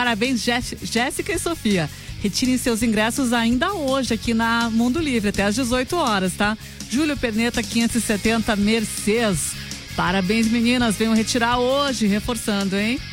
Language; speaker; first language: Portuguese; native; Portuguese